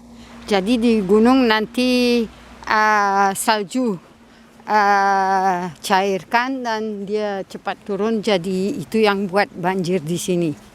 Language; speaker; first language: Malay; non-native, fluent; Dutch